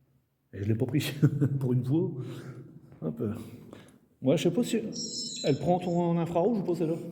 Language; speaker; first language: French; native; French